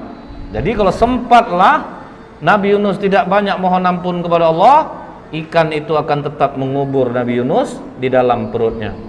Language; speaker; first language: Indonesian; native; Indonesian